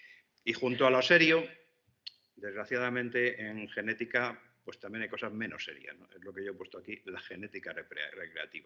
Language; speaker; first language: Spanish; native; Spanish